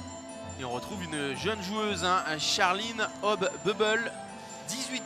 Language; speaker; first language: French; native; French